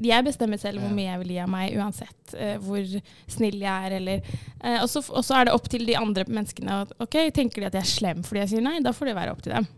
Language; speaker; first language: Norwegian; early bilingual, other home language; Arabic